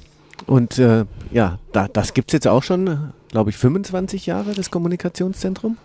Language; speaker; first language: German; native; German